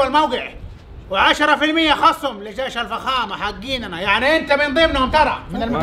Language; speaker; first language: Arabic; native; Arabic